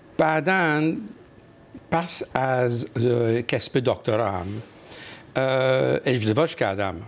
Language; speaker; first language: Persian; non-native, fluent; English